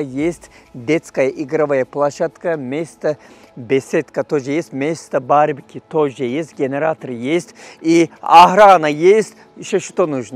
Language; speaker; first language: Russian; non-native, fluent; Turkish